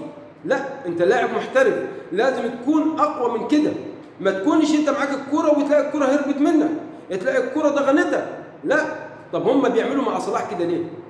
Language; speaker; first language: Arabic; native; Arabic